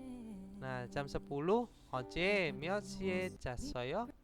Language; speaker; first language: Korean; non-native, fluent; Indonesian